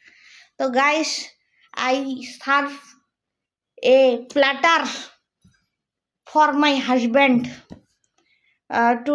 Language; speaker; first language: English; non-native, learner; Bangla